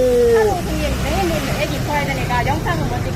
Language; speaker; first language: Korean; non-native, learner; Lao